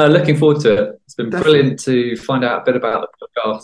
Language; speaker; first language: English; native; English